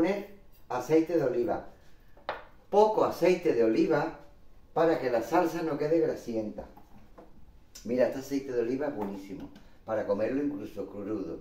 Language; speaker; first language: Spanish; native; Spanish